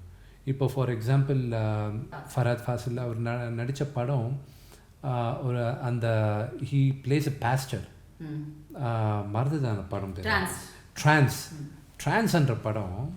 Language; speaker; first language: Tamil; non-native, local second language; Telugu